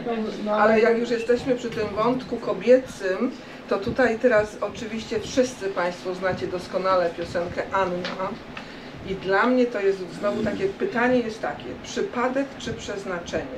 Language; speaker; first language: Polish; native; Polish